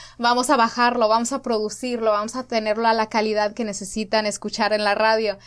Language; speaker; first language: Spanish; early bilingual, other home language; English